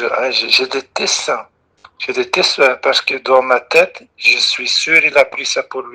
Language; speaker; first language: French; non-native, local second language; Dutch